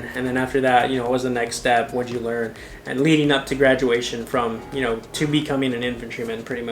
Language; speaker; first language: English; native; English